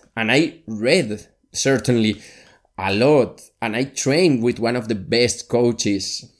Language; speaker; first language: English; non-native, fluent; Spanish